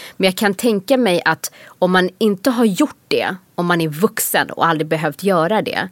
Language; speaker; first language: Swedish; native; Swedish